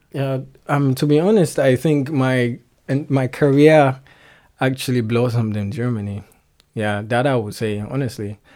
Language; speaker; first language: English; non-native, local second language; Yoruba